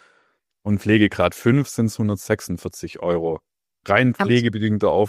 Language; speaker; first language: German; native; German